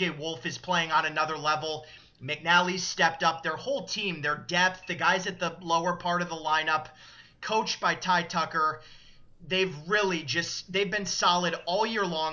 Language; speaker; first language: English; native; English